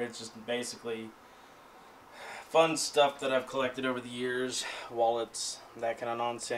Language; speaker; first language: English; native; English